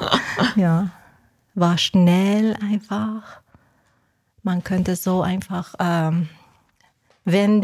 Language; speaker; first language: German; non-native, learner; Persian